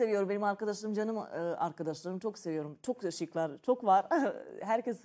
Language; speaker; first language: Turkish; non-native, learner; Serbian